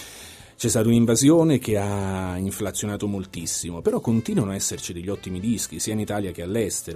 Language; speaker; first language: Italian; native; Italian